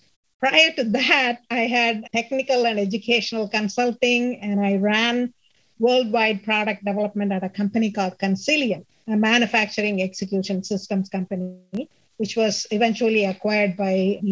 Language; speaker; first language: English; non-native, local second language; Tamil